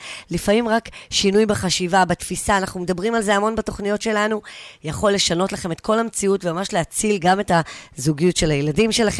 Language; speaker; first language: Hebrew; native; Hebrew